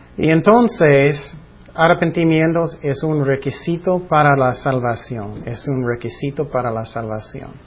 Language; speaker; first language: Spanish; non-native, fluent; English